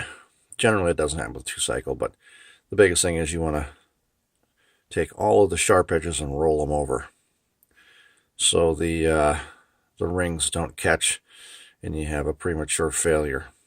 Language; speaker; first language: English; native; English